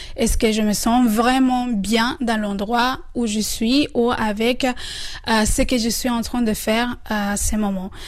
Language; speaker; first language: French; non-native, fluent; Spanish